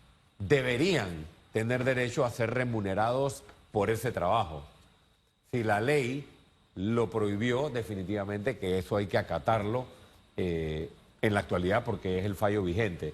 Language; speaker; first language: Spanish; native; Spanish